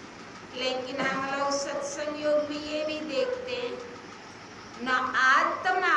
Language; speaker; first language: Hindi; native; Hindi